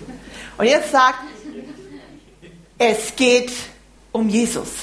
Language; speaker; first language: German; non-native, fluent; English